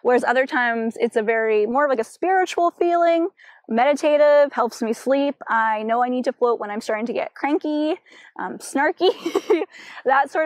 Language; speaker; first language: English; native; English